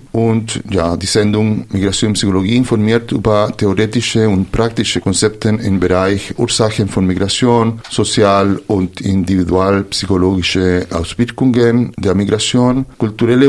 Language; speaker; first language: German; non-native, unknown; Spanish